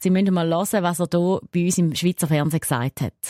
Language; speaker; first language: German; native; German